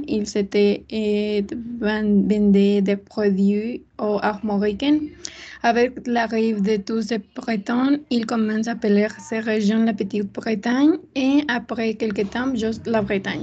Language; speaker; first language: French; non-native, learner; Spanish